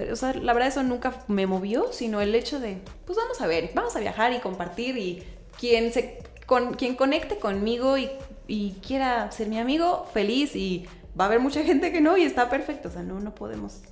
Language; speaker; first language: Spanish; native; Spanish